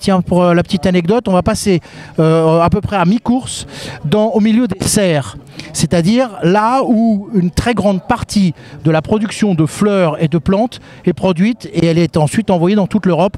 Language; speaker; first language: French; native; French